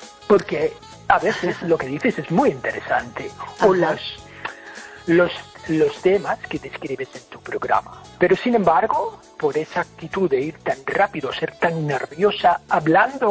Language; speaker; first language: Spanish; non-native, fluent; English